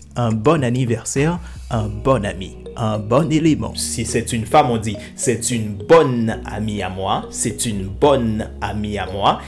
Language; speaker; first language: French; non-native, local second language; Haitian Creole